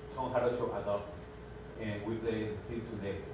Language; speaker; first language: English; non-native, fluent; Spanish